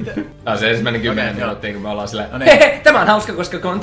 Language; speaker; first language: Finnish; native; Finnish